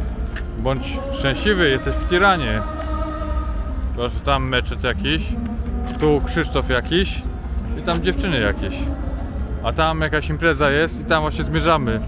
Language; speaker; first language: Polish; native; Polish